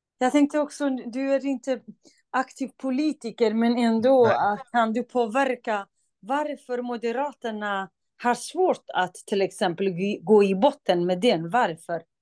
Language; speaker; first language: Swedish; non-native, fluent; Kurdish